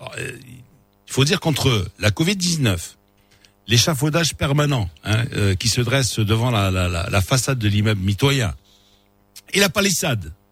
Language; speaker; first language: French; non-native, local second language; Arabic